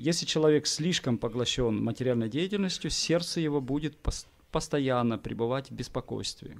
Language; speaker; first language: Russian; native; Russian